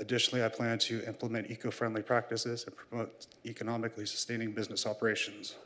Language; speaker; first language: English; native; English